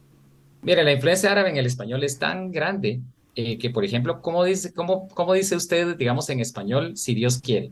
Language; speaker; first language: Spanish; native; Spanish